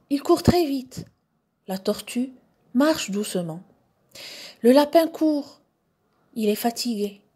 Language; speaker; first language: French; non-native, local second language; Arabic